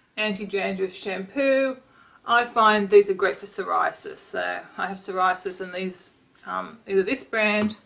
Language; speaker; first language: English; native; English